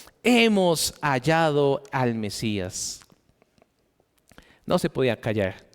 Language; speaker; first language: Spanish; native; Spanish